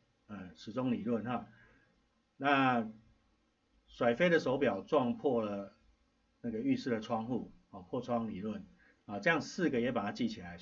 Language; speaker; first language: Chinese; native; Chinese